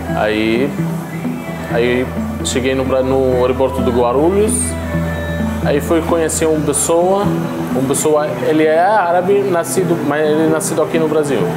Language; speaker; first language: Portuguese; non-native, learner; Arabic